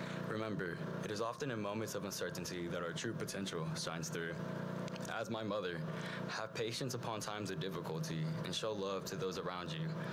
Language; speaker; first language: English; early bilingual, other home language; Spanish